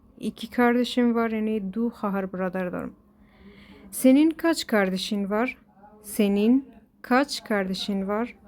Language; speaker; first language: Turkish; non-native, fluent; Persian